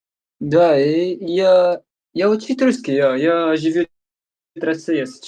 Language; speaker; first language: Russian; non-native, learner; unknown